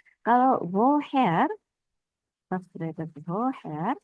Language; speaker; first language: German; non-native, fluent; Indonesian